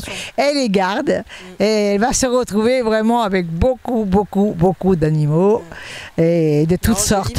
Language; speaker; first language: French; native; French